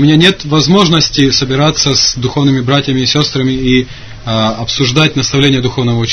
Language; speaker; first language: Russian; native; Russian